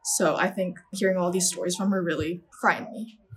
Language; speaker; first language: English; non-native, fluent; Chinese